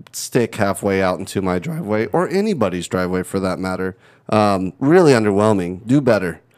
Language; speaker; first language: English; native; English